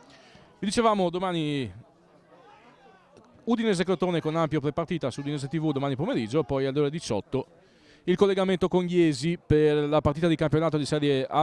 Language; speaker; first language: Italian; native; Italian